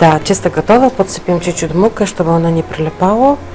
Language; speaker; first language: Russian; non-native, fluent; Polish